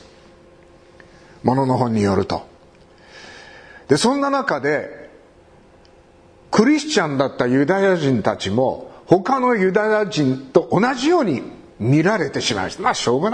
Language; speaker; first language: Japanese; native; Japanese